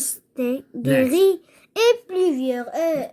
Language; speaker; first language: French; non-native, local second language; Arabic